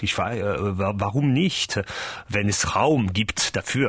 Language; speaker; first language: German; non-native, learner; French